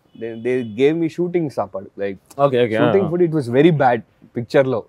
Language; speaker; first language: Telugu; non-native, learner; Tamil